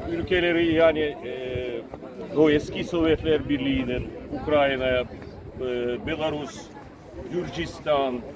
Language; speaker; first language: Turkish; non-native, fluent; Ukrainian